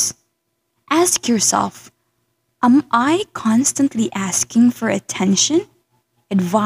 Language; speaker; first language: English; non-native, local second language; Cebuano